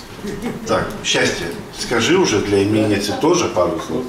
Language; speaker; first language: Russian; native; Russian